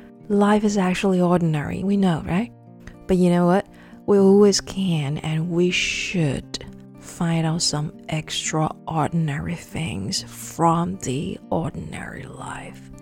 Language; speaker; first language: English; non-native, fluent; Chinese